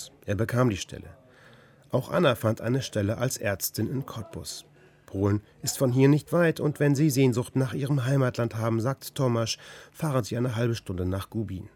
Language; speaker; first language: German; native; German